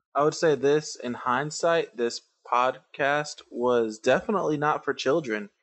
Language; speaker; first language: English; non-native, fluent; Spanish